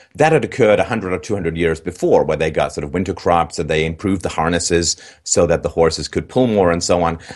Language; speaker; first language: English; native; English